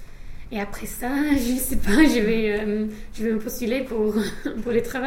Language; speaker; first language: French; non-native, fluent; English